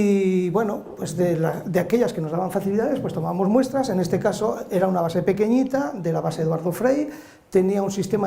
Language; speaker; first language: Spanish; native; Spanish